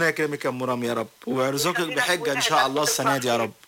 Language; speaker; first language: Arabic; native; Arabic